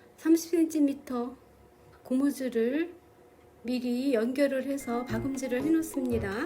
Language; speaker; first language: Korean; native; Korean